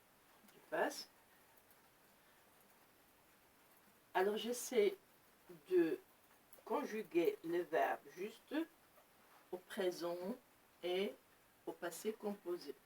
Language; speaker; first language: French; non-native, local second language; Arabic